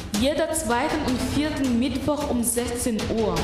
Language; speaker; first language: German; non-native, learner; Persian